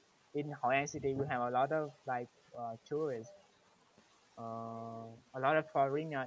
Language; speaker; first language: English; non-native, learner; Vietnamese